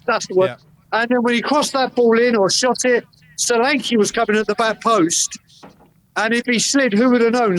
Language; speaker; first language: English; native; English